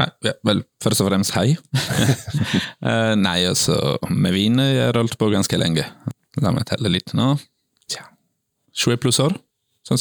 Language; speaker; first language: Norwegian; non-native, fluent; Italian